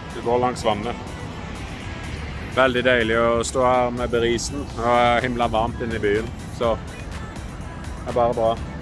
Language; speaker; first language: Norwegian; non-native, fluent; English